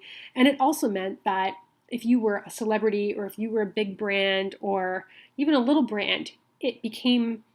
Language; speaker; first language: English; native; English